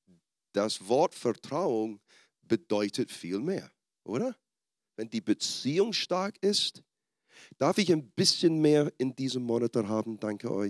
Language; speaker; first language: German; non-native, fluent; English